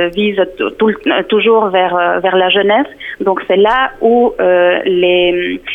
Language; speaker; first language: French; non-native, fluent; Spanish